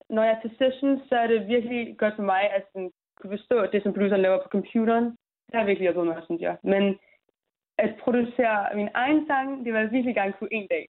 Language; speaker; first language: Danish; early bilingual, heritage; English